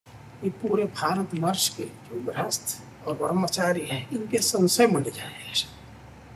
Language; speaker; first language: Hindi; native; Hindi